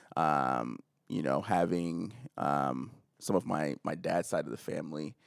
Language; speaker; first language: English; early bilingual, other home language; Akan